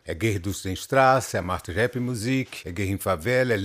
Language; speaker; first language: German; non-native, learner; Portuguese